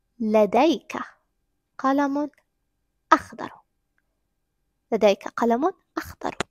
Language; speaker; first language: Arabic; non-native, fluent; English